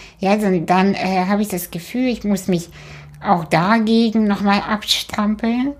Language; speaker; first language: German; early bilingual, other home language; Russian